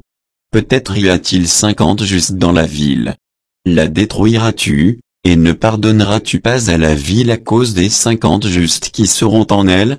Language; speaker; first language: French; native; French